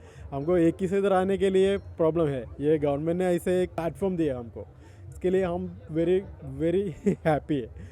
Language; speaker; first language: Hindi; non-native, local second language; Malayalam